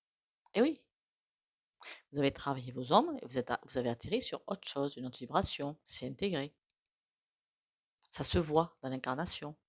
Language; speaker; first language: French; native; French